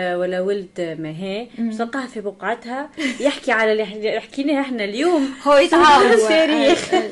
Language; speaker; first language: Arabic; native; Arabic